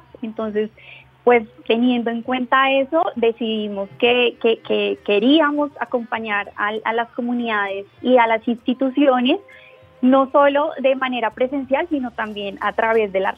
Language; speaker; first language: Spanish; native; Spanish